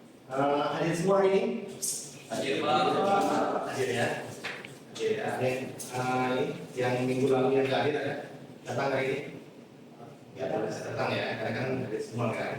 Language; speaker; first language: Indonesian; native; Indonesian